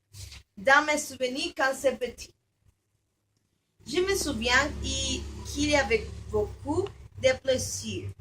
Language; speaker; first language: French; non-native, learner; Spanish